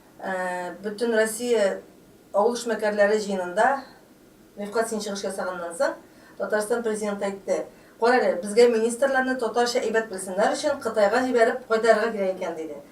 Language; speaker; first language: Tatar; native; Tatar